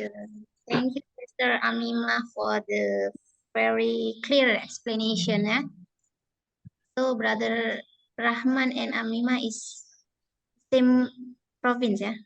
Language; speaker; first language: English; non-native, fluent; Indonesian